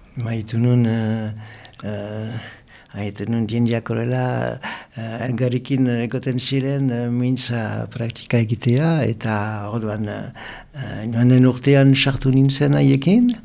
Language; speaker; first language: Basque; non-native, local second language; French